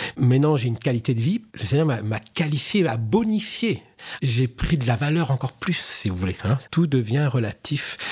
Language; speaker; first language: French; native; French